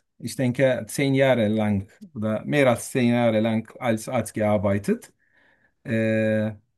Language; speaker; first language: German; non-native, learner; Turkish